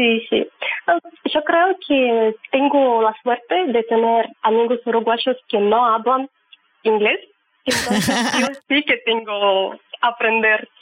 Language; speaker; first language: Spanish; non-native, learner; Russian